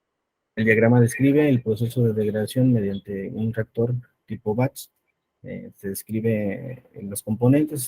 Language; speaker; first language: Spanish; native; Spanish